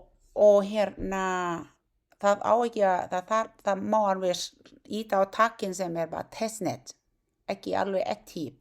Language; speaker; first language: Icelandic; non-native, learner; Thai